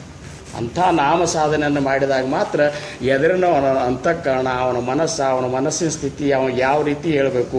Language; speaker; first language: Kannada; native; Kannada